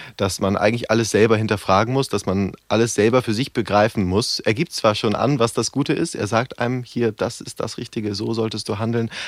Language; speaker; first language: German; native; German